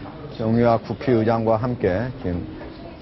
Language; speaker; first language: Korean; native; Korean